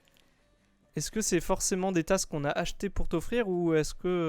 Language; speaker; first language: French; native; French